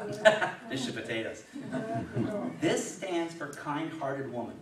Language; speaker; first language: English; native; English